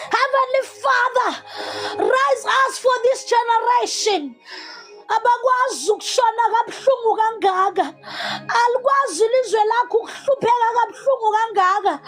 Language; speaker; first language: Zulu; non-native, local second language; Southern Sotho